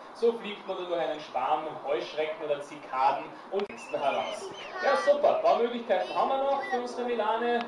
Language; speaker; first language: German; native; German